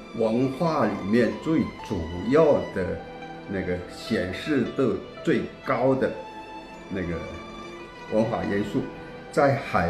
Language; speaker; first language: Chinese; non-native, local second language; Min Nan Chinese